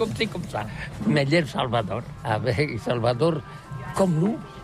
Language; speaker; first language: French; non-native, learner; Catalan